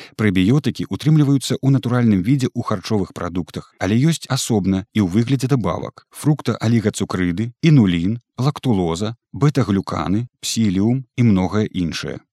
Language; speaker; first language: Belarusian; native; Belarusian